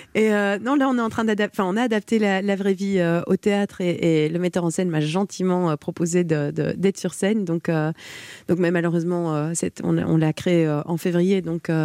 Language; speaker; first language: French; native; French